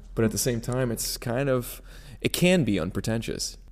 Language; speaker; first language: English; native; English